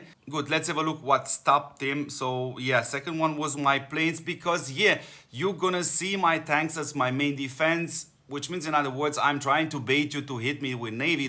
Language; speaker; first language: English; non-native, fluent; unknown